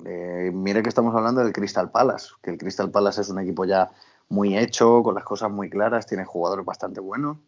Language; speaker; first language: Spanish; native; Spanish